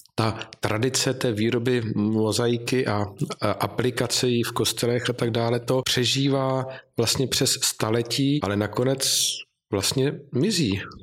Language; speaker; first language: Czech; native; Czech